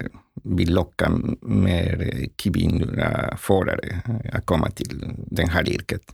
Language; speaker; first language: Swedish; non-native, learner; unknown